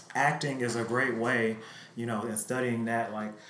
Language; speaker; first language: English; native; English